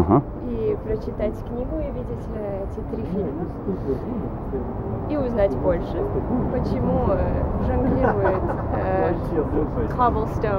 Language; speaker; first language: Russian; non-native, learner; Latvian